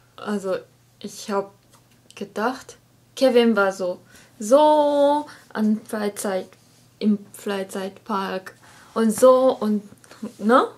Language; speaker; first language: German; non-native, learner; Japanese